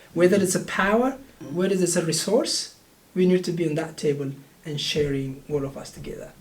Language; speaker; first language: English; non-native, fluent; Oromo